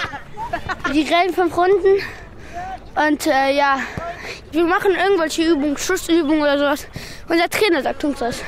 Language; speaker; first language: German; early bilingual, other home language; Pashto